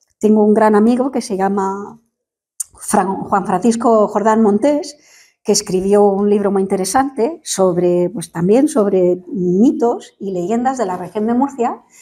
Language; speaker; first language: Spanish; non-native, fluent; English